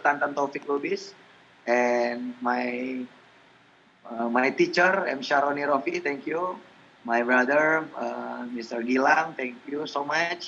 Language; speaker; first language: English; non-native, learner; Indonesian